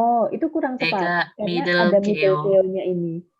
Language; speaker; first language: Indonesian; native; Indonesian